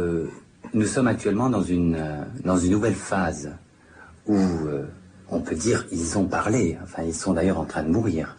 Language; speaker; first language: French; native; French